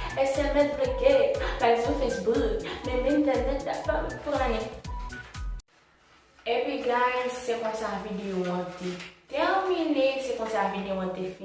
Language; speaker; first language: French; non-native, local second language; Haitian Creole